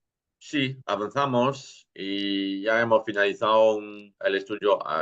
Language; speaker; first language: Spanish; non-native, fluent; French